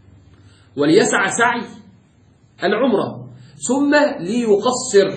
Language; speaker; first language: Arabic; native; Arabic